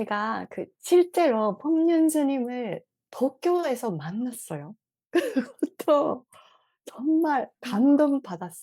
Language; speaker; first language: Korean; non-native, fluent; Japanese